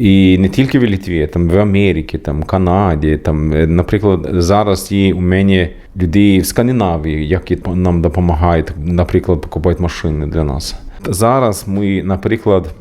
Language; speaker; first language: Ukrainian; non-native, learner; Swedish